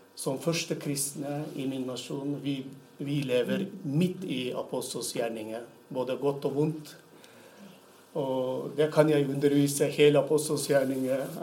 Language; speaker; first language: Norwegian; non-native, fluent; Turkmen